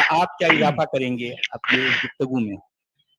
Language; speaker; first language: Urdu; native; Urdu